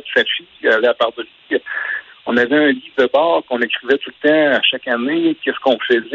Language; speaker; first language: French; native; French